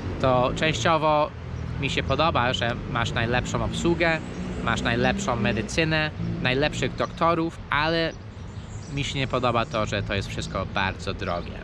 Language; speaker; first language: Polish; early bilingual, heritage; Polish